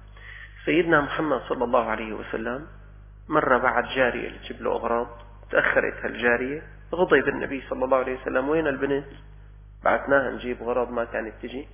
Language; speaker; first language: Arabic; native; Arabic